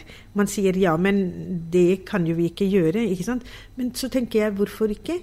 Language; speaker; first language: Norwegian; non-native, fluent; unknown